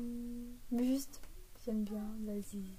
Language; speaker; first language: French; early bilingual, heritage; English